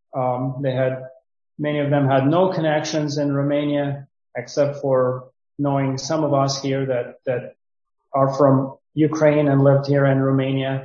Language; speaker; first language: English; non-native, fluent; Ukrainian